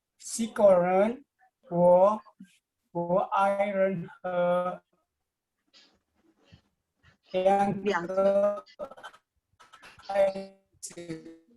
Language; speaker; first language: Chinese; non-native, learner; Indonesian